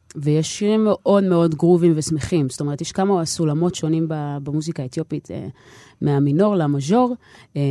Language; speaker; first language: Hebrew; native; Hebrew